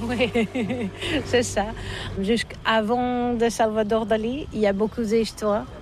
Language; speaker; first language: French; non-native, fluent; Catalan